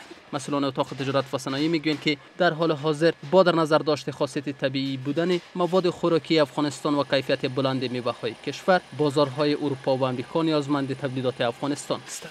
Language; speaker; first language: Persian; native; Persian